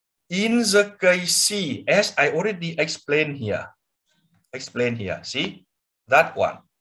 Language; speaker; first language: English; non-native, fluent; Vietnamese